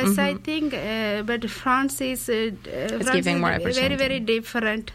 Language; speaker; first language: English; non-native, learner; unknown